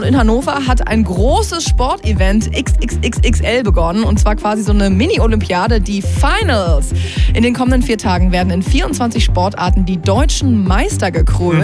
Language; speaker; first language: German; native; German